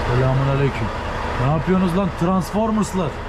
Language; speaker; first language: Turkish; native; Turkish